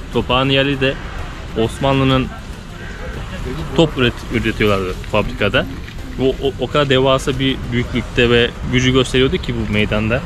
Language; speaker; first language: Turkish; native; Turkish